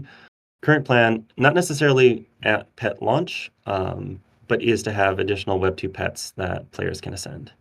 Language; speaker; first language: English; native; English